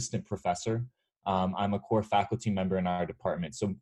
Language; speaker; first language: English; native; English